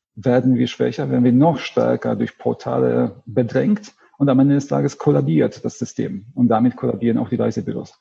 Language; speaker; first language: German; non-native, fluent; Polish